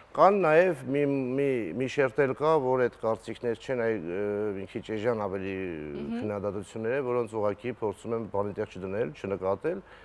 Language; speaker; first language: Armenian; native; Armenian